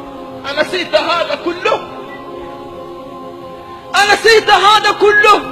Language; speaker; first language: Arabic; native; Arabic